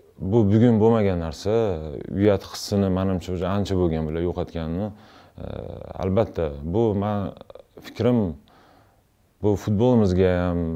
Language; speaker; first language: Uzbek; non-native, local second language; Russian